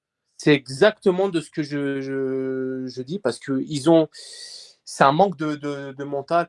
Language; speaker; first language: French; early bilingual, other home language; Persian